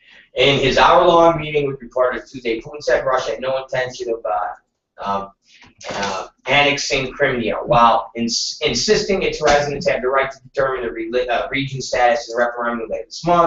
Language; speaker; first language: English; native; English